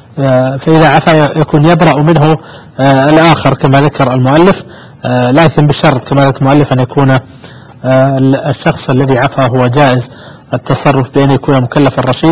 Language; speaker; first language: Arabic; native; Arabic